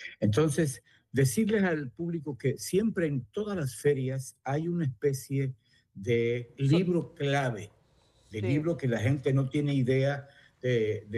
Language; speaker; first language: Spanish; native; Spanish